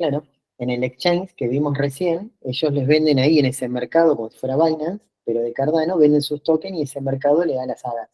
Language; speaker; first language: Spanish; native; Spanish